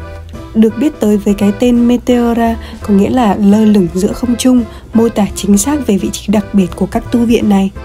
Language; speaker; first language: Vietnamese; native; Vietnamese